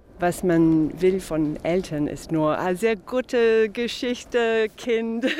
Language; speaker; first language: German; non-native, fluent; English